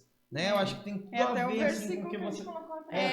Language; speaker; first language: Portuguese; native; Portuguese